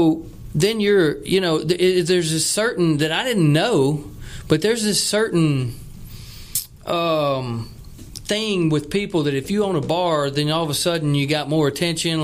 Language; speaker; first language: English; native; English